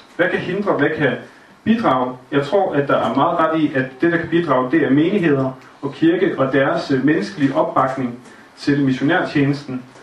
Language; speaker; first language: Danish; native; Danish